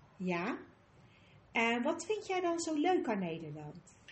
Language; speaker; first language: Dutch; native; Dutch